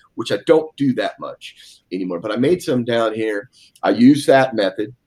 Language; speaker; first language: English; native; English